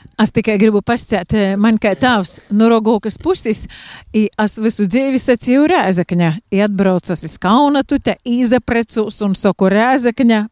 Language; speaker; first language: Latvian; native; Latvian